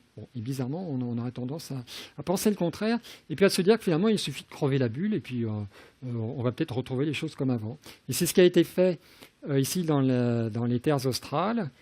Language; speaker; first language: French; native; French